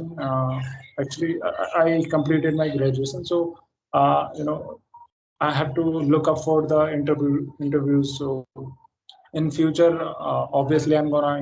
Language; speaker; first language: English; non-native, fluent; Hindi